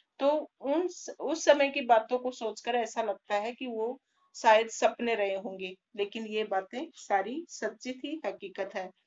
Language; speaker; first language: Hindi; native; Hindi